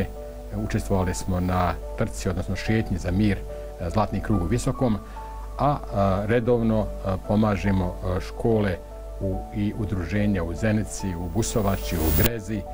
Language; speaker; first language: Croatian; native; Croatian